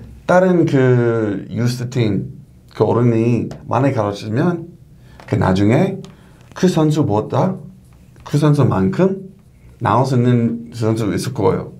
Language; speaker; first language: Korean; non-native, learner; English